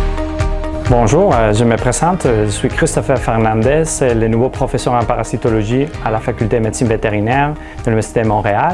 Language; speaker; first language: French; non-native, fluent; Spanish